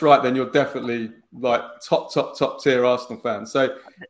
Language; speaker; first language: English; native; English